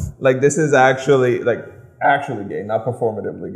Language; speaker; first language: English; native; English